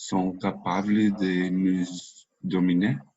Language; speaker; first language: French; non-native, learner; Spanish